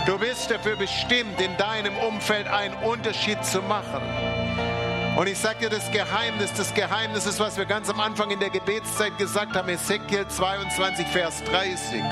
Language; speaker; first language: German; native; German